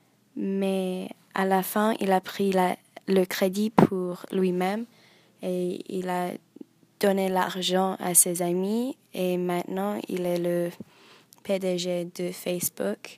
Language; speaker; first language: French; non-native, learner; English